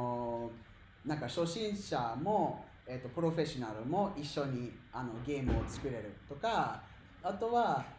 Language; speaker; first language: Japanese; non-native, fluent; English